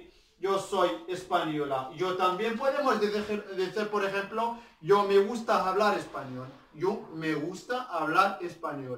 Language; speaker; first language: Spanish; non-native, learner; Arabic